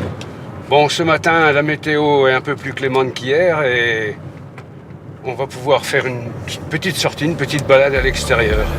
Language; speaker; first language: French; native; French